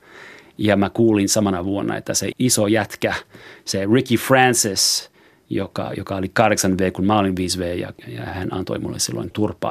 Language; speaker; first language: Finnish; non-native, fluent; French